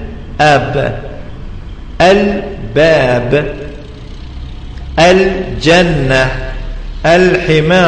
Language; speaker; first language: Arabic; non-native, fluent; Tajik